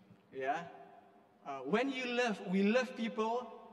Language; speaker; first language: English; non-native, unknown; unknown